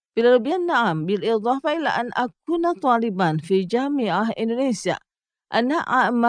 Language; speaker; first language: Arabic; non-native, fluent; Indonesian